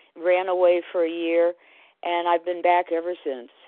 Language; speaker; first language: English; native; English